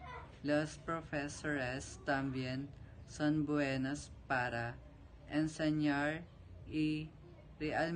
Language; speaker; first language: Spanish; non-native, learner; Filipino